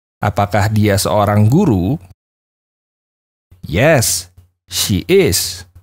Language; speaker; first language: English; non-native, fluent; Indonesian